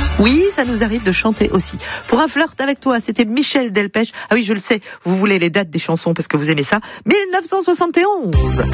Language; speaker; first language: French; native; French